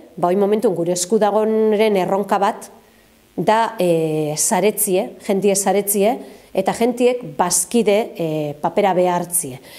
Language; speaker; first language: Basque; native; Basque